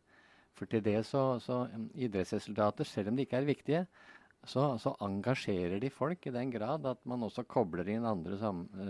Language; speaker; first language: Norwegian; native; Norwegian